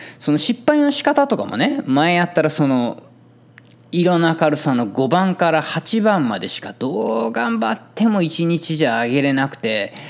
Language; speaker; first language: Japanese; native; Japanese